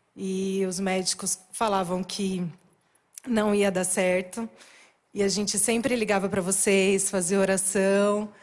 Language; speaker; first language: Portuguese; native; Portuguese